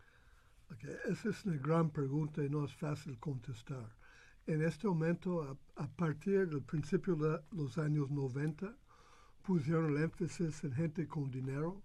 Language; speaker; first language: Spanish; non-native, fluent; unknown